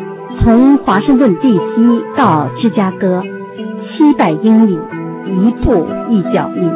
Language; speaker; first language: Chinese; native; Chinese